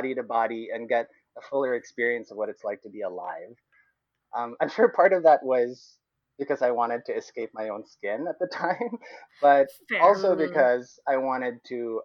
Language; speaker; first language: English; non-native, local second language; Cebuano